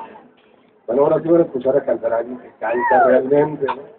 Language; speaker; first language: Spanish; native; Spanish